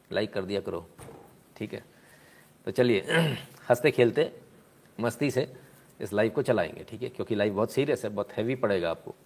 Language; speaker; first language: Hindi; native; Hindi